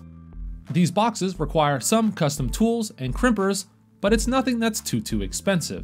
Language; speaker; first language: English; native; English